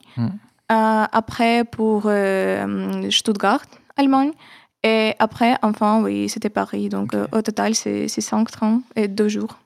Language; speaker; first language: French; non-native, fluent; Ukrainian